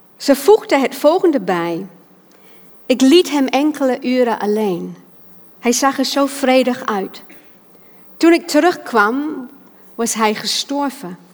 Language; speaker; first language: Dutch; non-native, fluent; English